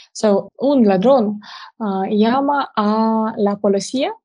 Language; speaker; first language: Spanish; non-native, learner; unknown